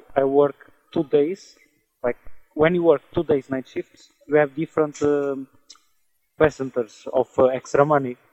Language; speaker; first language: English; non-native, learner; Portuguese